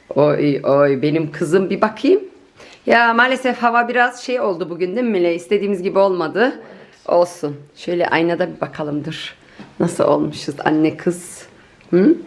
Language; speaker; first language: Turkish; early bilingual, heritage; Turkish